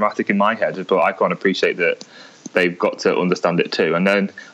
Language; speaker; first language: English; native; English